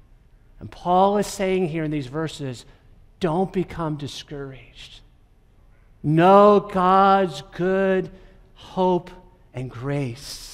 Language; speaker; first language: English; native; English